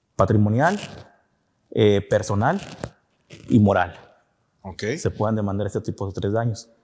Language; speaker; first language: Spanish; native; Spanish